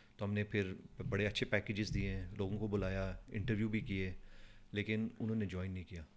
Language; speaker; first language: Urdu; non-native, fluent; Punjabi